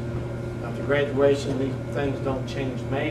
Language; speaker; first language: English; native; English